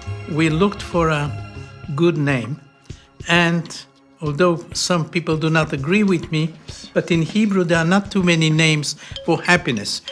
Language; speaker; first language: English; non-native, fluent; Bulgarian